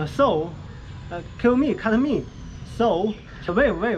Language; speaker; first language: English; non-native, learner; Chinese